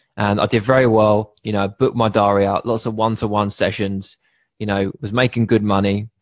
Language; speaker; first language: English; native; English